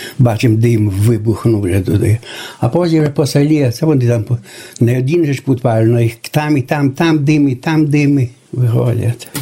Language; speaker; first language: Ukrainian; native; Ukrainian